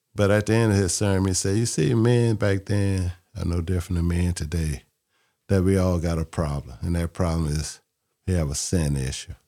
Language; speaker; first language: English; native; English